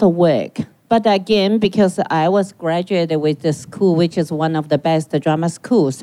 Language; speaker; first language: English; non-native, learner; Chinese